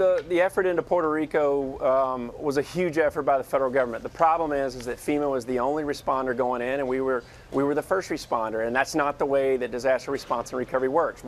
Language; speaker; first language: English; native; English